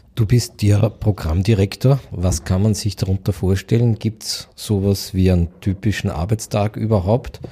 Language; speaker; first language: German; native; German